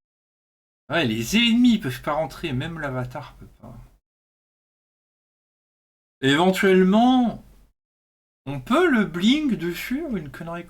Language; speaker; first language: French; native; French